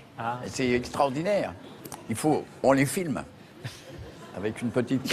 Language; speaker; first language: French; native; French